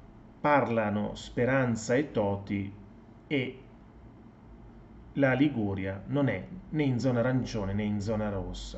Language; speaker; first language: Italian; native; Italian